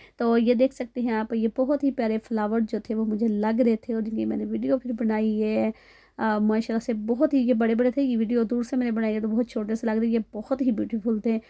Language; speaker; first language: Urdu; non-native, local second language; Punjabi